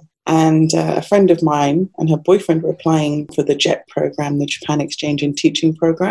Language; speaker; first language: English; native; English